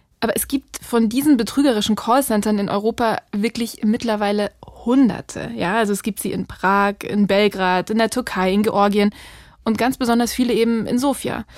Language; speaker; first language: German; native; German